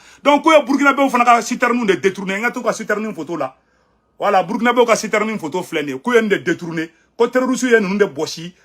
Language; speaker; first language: French; non-native, local second language; Bambara